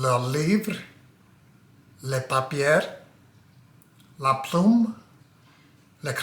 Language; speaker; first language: French; non-native, learner; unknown